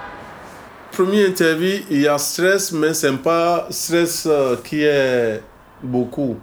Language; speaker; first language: French; non-native, learner; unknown